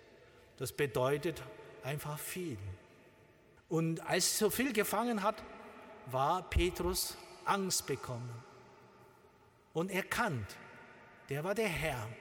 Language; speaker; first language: German; non-native, learner; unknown